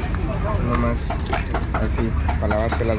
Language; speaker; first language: Spanish; non-native, fluent; English